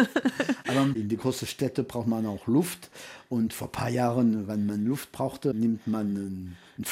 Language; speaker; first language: German; non-native, fluent; French